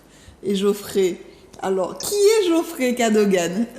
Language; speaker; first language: French; native; French